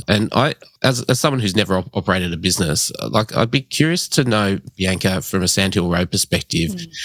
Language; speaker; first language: English; early bilingual, other home language; Hindi